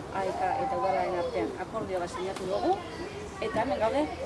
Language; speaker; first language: Basque; native; Basque